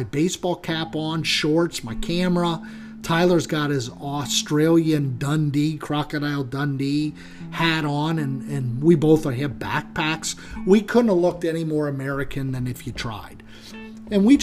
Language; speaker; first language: English; native; English